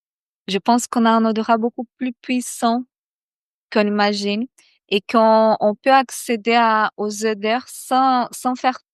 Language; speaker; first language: French; non-native, fluent; Portuguese